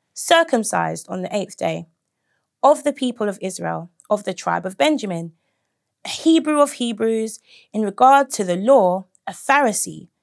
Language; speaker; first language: English; native; English